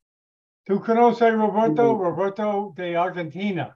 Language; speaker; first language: Spanish; non-native, learner; English